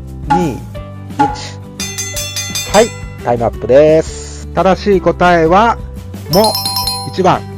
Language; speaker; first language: Japanese; non-native, fluent; Thai